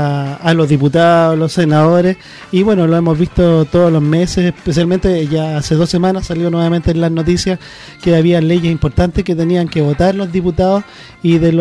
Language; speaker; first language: Spanish; native; Spanish